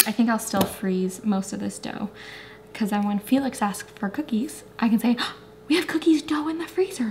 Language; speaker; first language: English; native; English